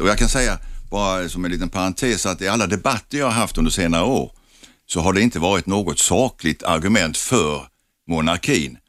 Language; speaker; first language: Swedish; native; Swedish